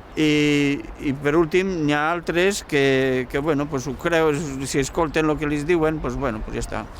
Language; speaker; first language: Catalan; native; Catalan